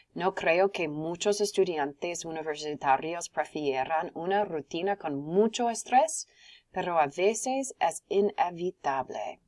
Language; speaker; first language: Spanish; non-native, fluent; English